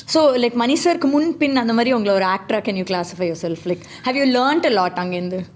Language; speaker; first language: Tamil; native; Tamil